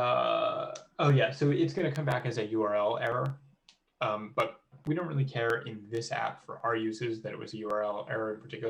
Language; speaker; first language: English; native; English